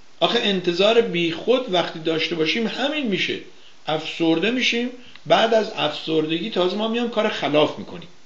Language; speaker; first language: Persian; native; Persian